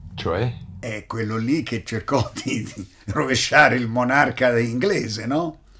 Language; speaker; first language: Italian; native; Italian